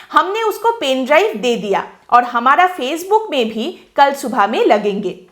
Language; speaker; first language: Hindi; non-native, local second language; Bangla